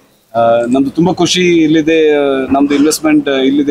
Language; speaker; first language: Kannada; non-native, local second language; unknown